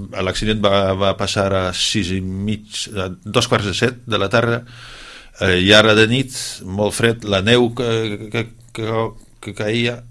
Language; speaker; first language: Catalan; non-native, fluent; Dutch